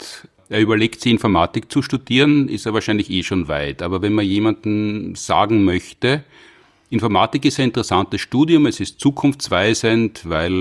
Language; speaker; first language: German; native; German